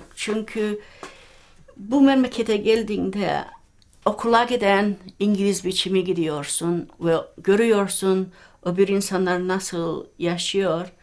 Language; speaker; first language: Turkish; early bilingual, heritage; Turkish